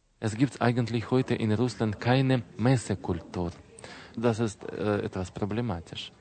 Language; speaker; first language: German; non-native, fluent; Russian